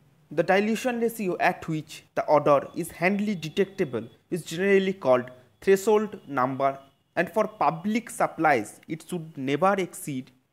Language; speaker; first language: English; non-native, local second language; Bangla